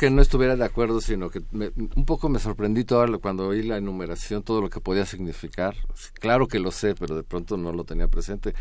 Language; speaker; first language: Spanish; native; Spanish